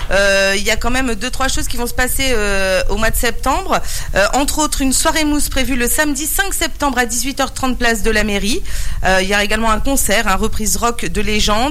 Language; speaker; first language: French; native; French